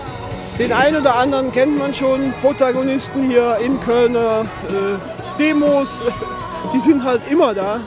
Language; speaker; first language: German; native; German